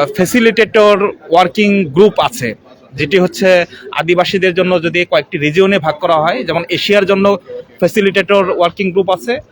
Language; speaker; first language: Bangla; non-native, local second language; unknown